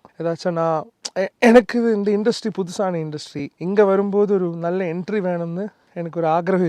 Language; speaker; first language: Tamil; non-native, learner; Malayalam